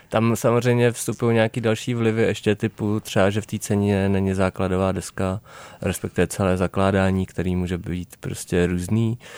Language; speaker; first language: Czech; native; Czech